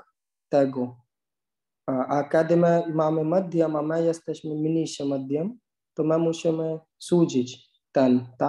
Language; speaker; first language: Polish; non-native, learner; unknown